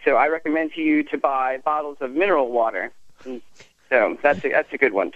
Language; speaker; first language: English; native; English